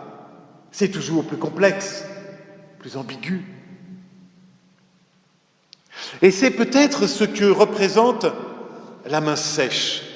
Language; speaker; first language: French; native; French